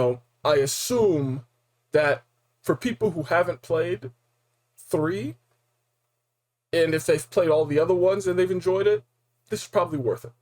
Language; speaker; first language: English; native; English